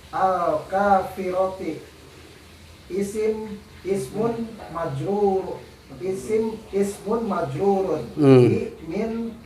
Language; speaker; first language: Arabic; non-native, learner; Indonesian